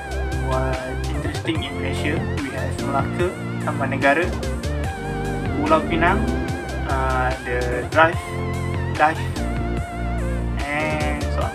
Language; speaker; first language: English; non-native, learner; Malay